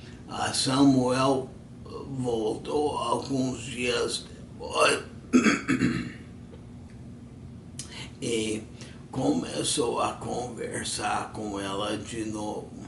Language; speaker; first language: Portuguese; non-native, fluent; English